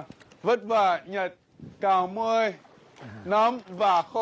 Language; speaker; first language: Vietnamese; non-native, learner; English